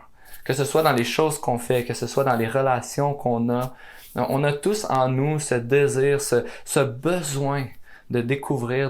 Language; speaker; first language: French; native; French